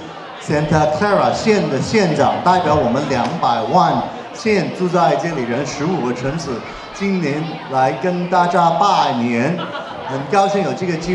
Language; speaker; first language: Chinese; non-native, learner; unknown